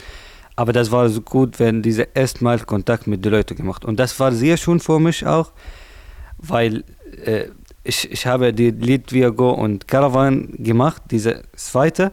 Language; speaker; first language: German; non-native, learner; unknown